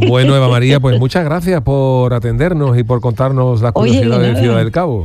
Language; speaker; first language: Spanish; native; Spanish